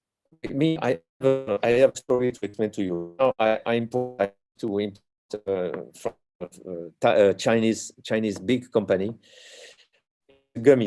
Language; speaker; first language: English; non-native, learner; French